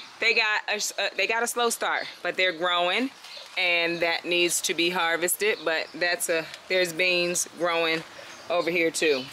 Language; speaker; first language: English; native; English